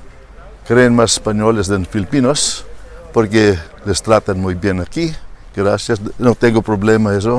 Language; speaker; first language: Spanish; non-native, learner; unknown